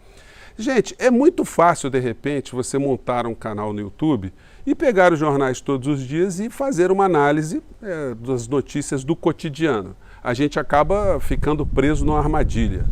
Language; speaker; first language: Portuguese; native; Portuguese